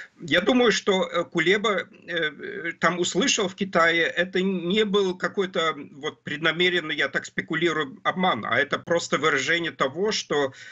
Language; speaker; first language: Russian; non-native, fluent; German